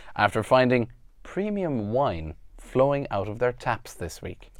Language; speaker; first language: English; native; English